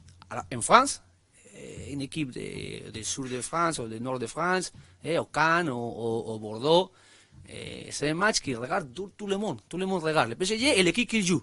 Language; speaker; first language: French; non-native, learner; Spanish